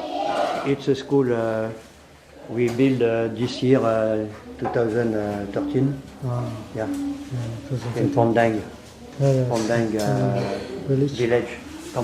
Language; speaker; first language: English; non-native, learner; French